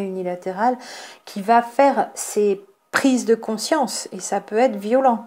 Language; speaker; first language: French; native; French